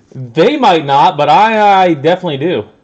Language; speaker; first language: English; native; English